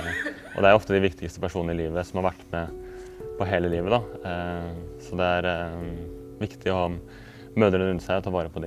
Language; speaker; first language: Norwegian; native; Norwegian